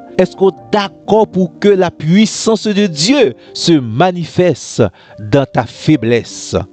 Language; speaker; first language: French; non-native, local second language; Haitian Creole